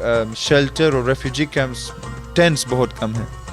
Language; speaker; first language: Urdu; early bilingual, heritage; Urdu